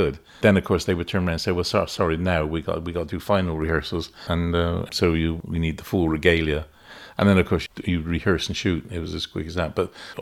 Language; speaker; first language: English; native; English